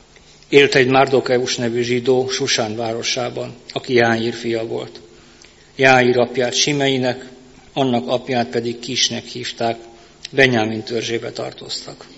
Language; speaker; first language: Hungarian; native; Hungarian